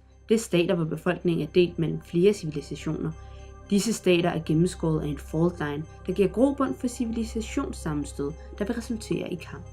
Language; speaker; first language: Danish; native; Danish